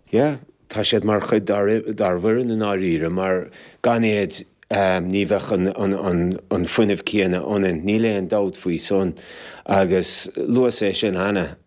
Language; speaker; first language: Irish; native; Irish